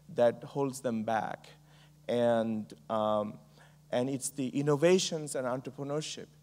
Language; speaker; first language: English; non-native, local second language; Bangla